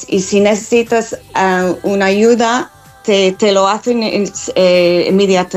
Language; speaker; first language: Spanish; non-native, learner; English